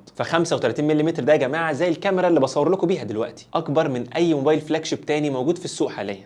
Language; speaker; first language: Arabic; native; Arabic